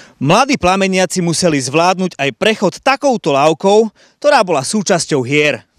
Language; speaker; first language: Slovak; native; Slovak